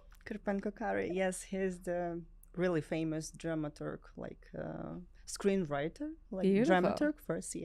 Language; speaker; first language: English; non-native, learner; Ukrainian